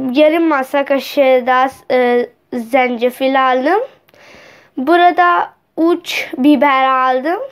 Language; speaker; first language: Turkish; non-native, learner; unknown